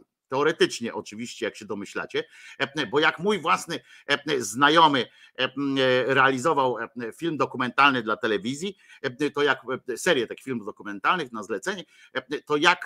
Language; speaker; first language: Polish; native; Polish